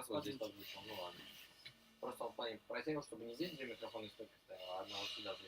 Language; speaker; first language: Russian; native; Russian